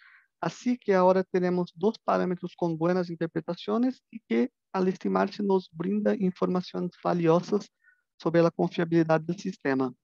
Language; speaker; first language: Spanish; non-native, fluent; Portuguese